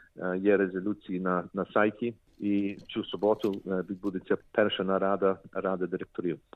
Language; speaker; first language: Ukrainian; early bilingual, heritage; Ukrainian